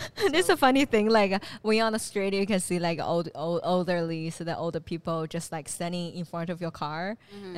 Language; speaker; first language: English; non-native, fluent; Chinese